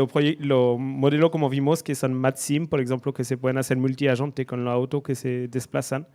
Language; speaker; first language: Spanish; non-native, fluent; French